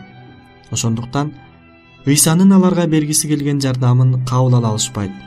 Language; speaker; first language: Kyrgyz; native; Kyrgyz